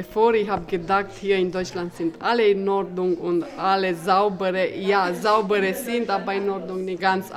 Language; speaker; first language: German; non-native, learner; Romanian